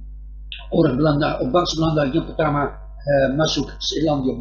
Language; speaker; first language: Indonesian; non-native, fluent; Dutch